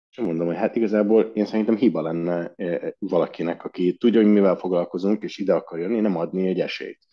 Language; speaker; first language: Hungarian; early bilingual, heritage; Hungarian